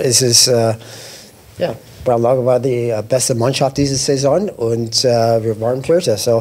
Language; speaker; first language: German; non-native, fluent; English